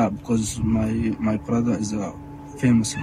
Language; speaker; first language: English; non-native, learner; Arabic